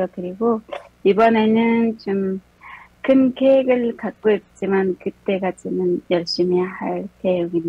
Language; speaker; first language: Korean; non-native, fluent; Mongolian